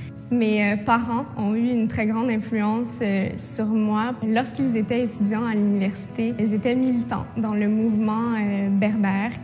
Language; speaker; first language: French; early bilingual, other home language; Kabyle